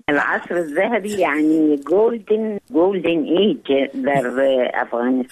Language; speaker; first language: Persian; non-native, fluent; Arabic